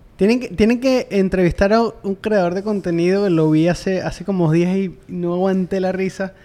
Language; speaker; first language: Spanish; native; Spanish